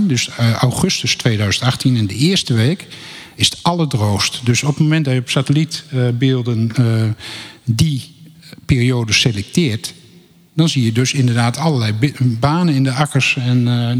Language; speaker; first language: Dutch; native; Dutch